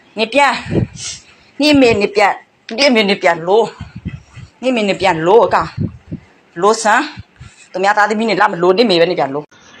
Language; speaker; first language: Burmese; non-native, local second language; Karen languages